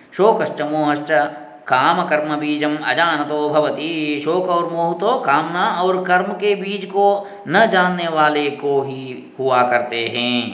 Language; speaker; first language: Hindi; non-native, local second language; Kannada